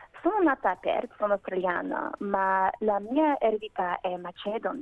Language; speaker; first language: Italian; non-native, learner; Macedonian